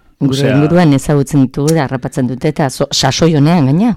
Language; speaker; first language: Basque; native; Basque